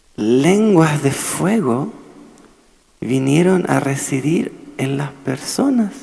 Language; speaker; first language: Spanish; native; Spanish